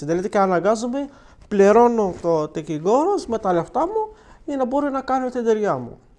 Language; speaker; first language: Greek; non-native, learner; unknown